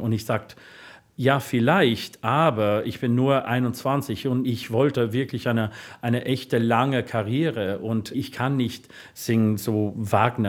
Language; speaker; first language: German; non-native, fluent; English